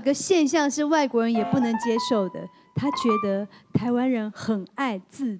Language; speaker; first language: Chinese; native; Chinese